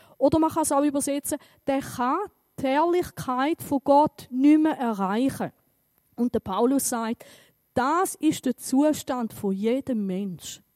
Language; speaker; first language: German; native; German